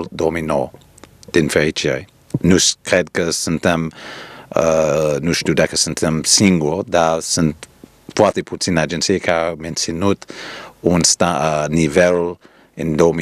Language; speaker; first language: Romanian; early bilingual, heritage; Romanian